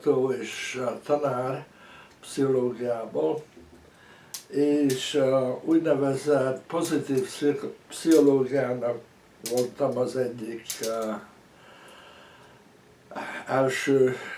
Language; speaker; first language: Hungarian; early bilingual, heritage; Hungarian